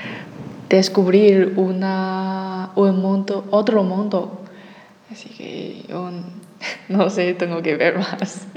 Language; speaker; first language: Spanish; non-native, learner; Chinese